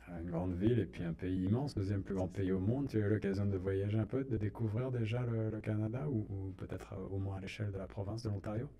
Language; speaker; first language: French; native; French